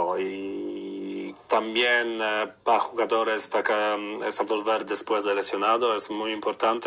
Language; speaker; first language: Spanish; non-native, learner; Polish